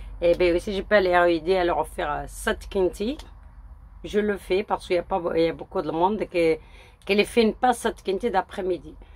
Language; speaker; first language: French; early bilingual, other home language; Arabic